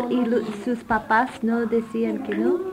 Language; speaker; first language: Spanish; non-native, fluent; English